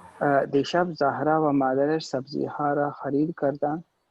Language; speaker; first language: Persian; non-native, learner; Urdu